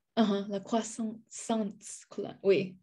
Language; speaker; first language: French; non-native, learner; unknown